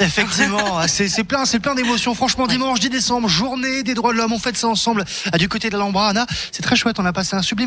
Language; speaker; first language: French; native; French